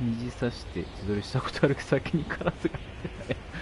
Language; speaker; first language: Japanese; native; Japanese